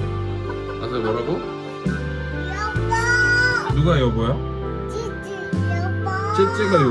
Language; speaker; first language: Korean; early bilingual, other home language; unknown